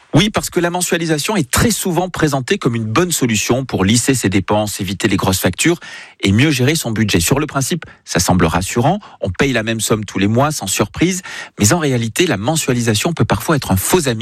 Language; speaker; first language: French; native; French